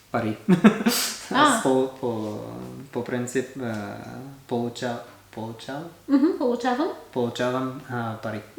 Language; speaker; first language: Bulgarian; non-native, learner; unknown